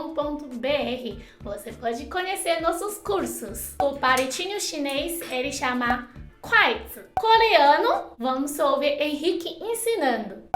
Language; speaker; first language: Portuguese; non-native, fluent; Chinese